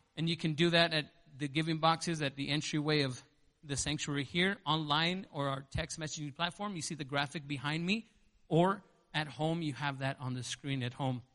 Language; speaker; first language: English; native; English